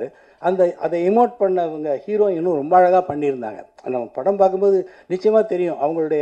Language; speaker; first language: Tamil; native; Tamil